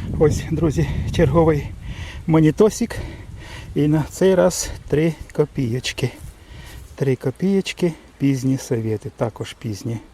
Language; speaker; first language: Ukrainian; native; Ukrainian